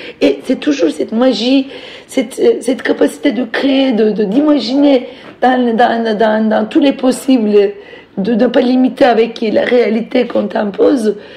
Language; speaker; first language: French; non-native, fluent; Turkish